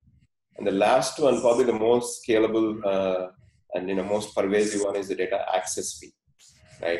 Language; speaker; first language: English; non-native, fluent; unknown